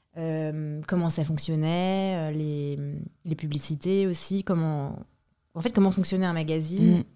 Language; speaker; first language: French; native; French